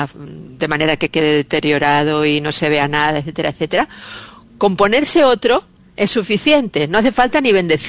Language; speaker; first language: Spanish; native; Spanish